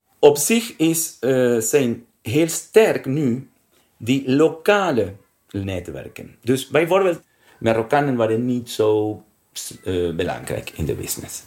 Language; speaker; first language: Dutch; non-native, learner; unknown